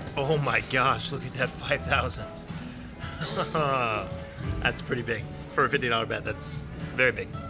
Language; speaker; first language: English; native; English